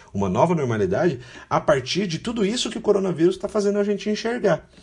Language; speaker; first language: Portuguese; native; Portuguese